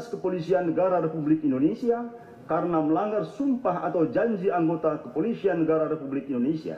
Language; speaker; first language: Indonesian; native; Indonesian